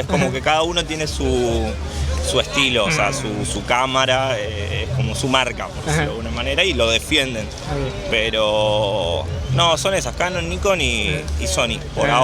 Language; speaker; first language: Spanish; native; Spanish